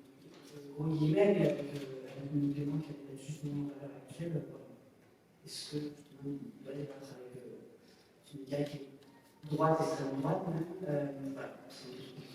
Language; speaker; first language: French; native; French